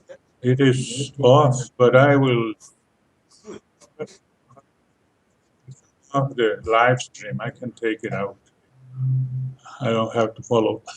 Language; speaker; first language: English; non-native, fluent; Spanish